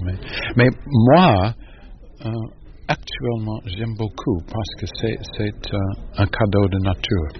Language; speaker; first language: French; non-native, learner; English